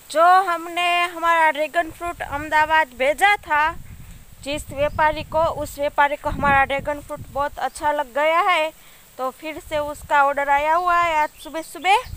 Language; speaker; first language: Hindi; non-native, local second language; Gujarati